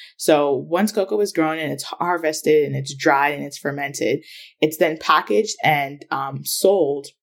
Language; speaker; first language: English; early bilingual, other home language; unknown